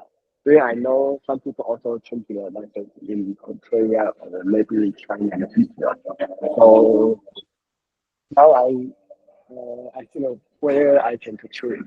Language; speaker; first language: English; non-native, learner; Chinese